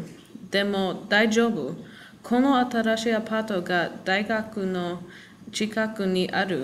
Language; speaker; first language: Japanese; non-native, learner; English